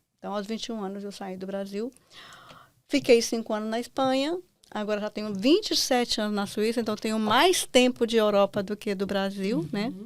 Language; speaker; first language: Portuguese; native; Portuguese